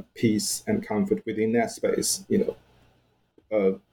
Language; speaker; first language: English; non-native, fluent; Chinese